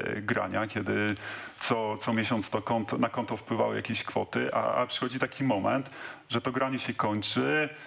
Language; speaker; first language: Polish; native; Polish